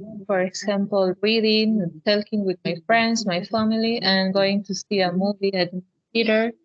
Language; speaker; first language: English; non-native, learner; Spanish